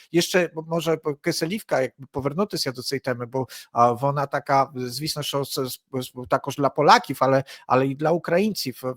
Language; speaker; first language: Polish; non-native, learner; Ukrainian